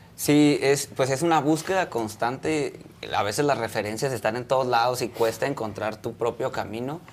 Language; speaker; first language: Spanish; native; Spanish